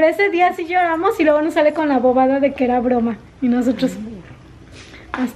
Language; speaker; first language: Spanish; native; Spanish